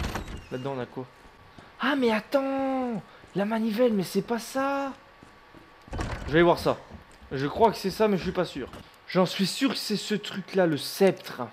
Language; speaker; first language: French; native; French